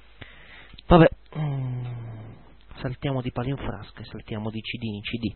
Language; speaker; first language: Italian; native; Italian